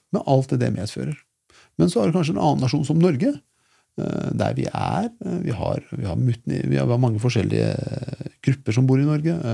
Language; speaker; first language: Norwegian; early bilingual, other home language; Persian